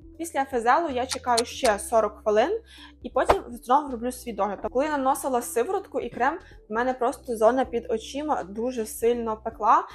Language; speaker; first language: Ukrainian; non-native, local second language; Russian